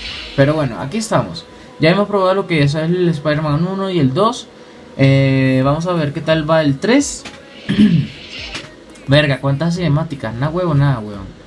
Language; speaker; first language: Spanish; native; Spanish